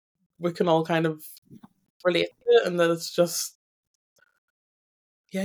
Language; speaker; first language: English; native; English